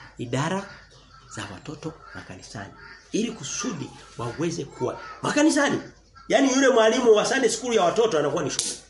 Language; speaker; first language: Swahili; native; Swahili